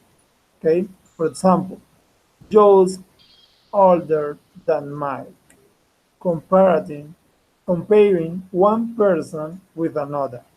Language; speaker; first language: English; non-native, fluent; Spanish